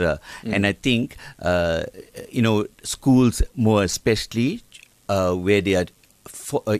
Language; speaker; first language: English; native; English